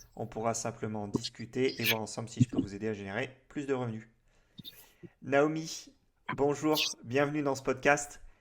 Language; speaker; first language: French; native; French